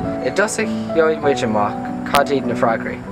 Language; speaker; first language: Irish; non-native, local second language; English